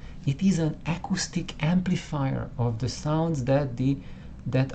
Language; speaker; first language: English; non-native, fluent; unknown